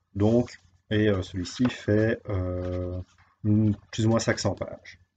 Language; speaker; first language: French; native; French